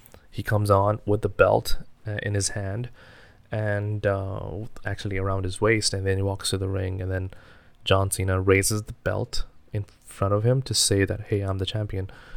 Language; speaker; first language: English; non-native, local second language; Hindi